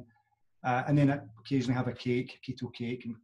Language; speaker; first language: English; native; English